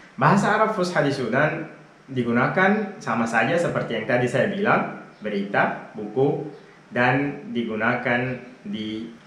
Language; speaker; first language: Indonesian; non-native, fluent; Arabic